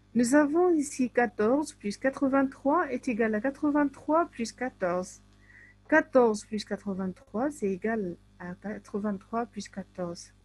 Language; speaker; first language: French; non-native, local second language; Arabic